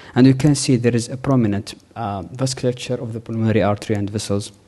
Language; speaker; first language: English; non-native, fluent; Arabic